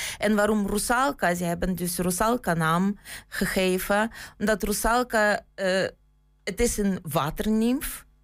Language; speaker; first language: Dutch; non-native, fluent; Ukrainian